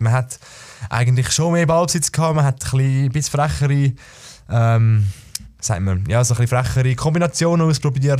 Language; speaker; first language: German; native; German